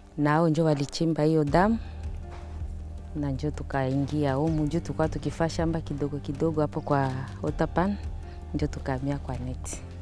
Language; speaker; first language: Swahili; non-native, local second language; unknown